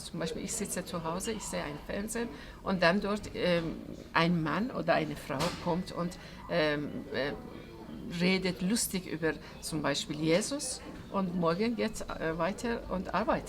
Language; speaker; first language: German; non-native, fluent; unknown